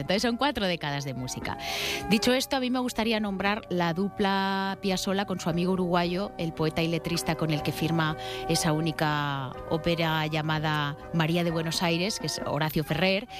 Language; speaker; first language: Spanish; native; Spanish